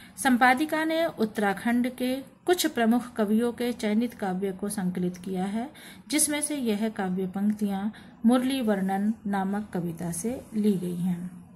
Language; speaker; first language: Hindi; native; Hindi